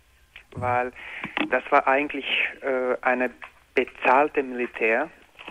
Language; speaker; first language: German; non-native, learner; Croatian